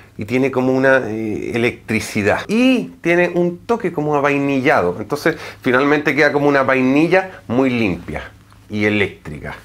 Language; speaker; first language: Spanish; native; Spanish